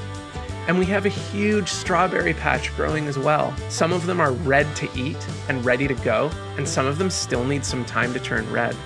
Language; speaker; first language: English; native; English